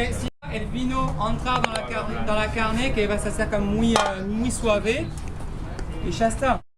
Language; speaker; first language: Spanish; non-native, learner; French